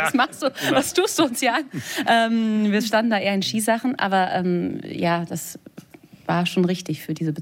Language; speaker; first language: German; native; German